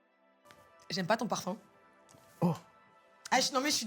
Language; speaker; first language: French; native; French